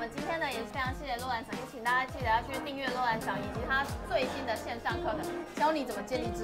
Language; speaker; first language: Chinese; native; Chinese